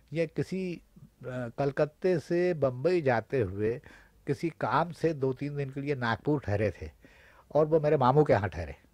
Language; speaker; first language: Urdu; native; Urdu